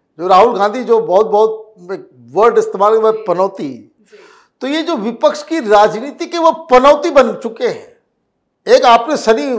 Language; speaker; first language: Hindi; native; Hindi